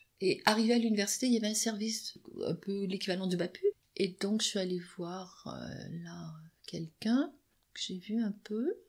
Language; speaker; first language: French; native; French